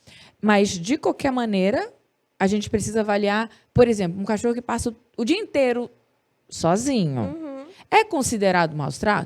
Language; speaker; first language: Portuguese; native; Portuguese